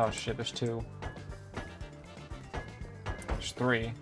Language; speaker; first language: English; native; English